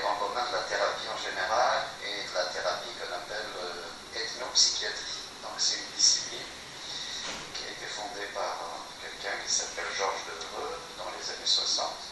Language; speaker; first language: French; non-native, local second language; Kabyle